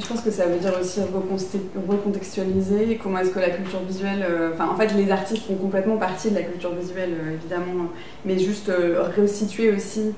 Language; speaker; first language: French; native; French